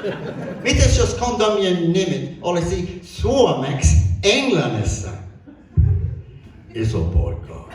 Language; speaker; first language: Finnish; non-native, fluent; English